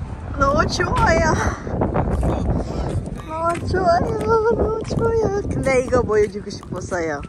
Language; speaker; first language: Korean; non-native, learner; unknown